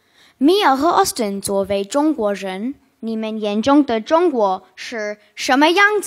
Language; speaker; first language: Chinese; non-native, learner; English